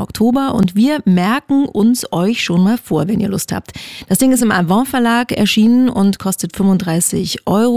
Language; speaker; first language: German; native; German